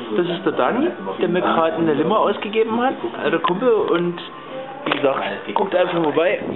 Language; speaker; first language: German; native; German